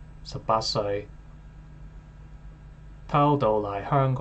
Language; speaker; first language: Cantonese; non-native, learner; English